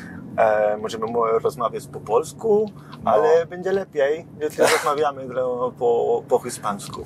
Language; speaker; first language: Polish; non-native, learner; Spanish